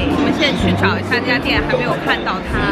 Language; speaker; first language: Chinese; native; Chinese